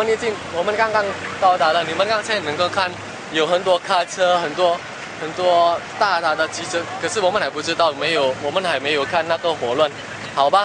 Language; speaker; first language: Chinese; non-native, learner; Indonesian